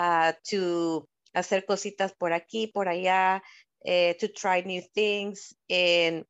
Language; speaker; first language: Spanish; early bilingual, heritage; Spanish